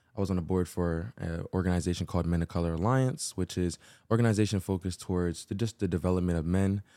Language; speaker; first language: English; early bilingual, other home language; Haitian Creole